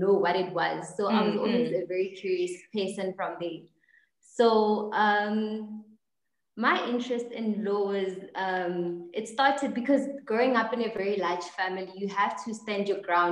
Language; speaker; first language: English; non-native, local second language; Tswana